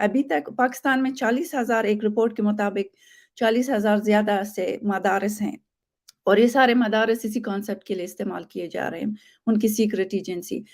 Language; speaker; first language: Urdu; non-native, fluent; Persian